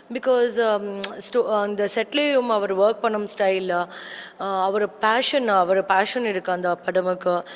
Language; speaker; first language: Tamil; non-native, learner; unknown